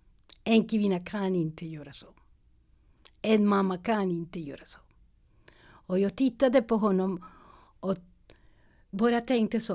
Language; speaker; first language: Swedish; non-native, learner; Spanish